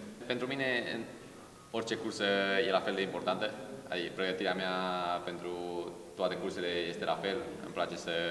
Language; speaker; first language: Romanian; early bilingual, heritage; Romanian